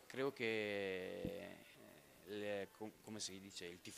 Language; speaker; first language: Spanish; non-native, learner; Italian